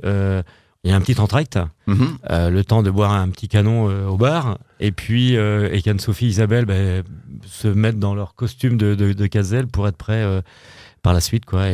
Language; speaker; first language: French; native; French